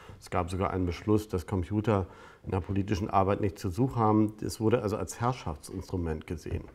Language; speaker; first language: German; native; German